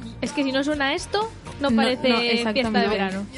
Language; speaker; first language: Spanish; native; Spanish